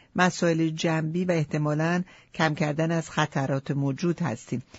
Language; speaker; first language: Persian; native; Persian